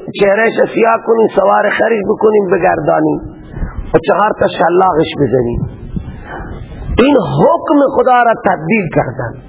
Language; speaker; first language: Persian; native; Persian